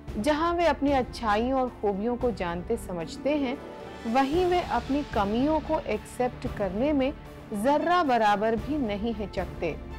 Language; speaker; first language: Hindi; native; Hindi